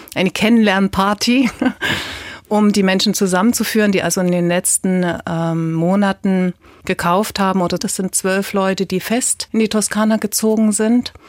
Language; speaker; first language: German; native; German